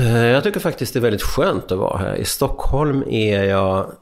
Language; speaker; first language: Swedish; early bilingual, other home language; Hungarian